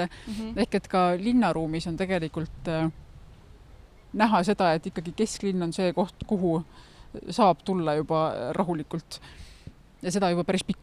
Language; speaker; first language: Estonian; native; Estonian